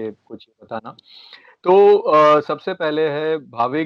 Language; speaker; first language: Hindi; native; Hindi